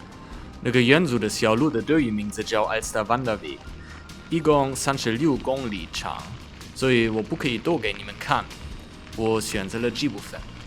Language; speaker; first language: Chinese; non-native, fluent; German